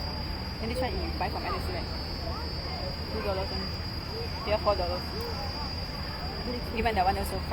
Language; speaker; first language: English; non-native, learner; Tamil